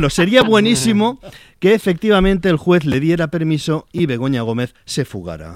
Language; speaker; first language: Spanish; native; Spanish